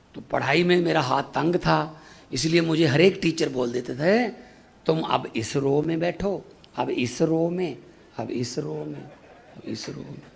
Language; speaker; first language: Hindi; non-native, local second language; Punjabi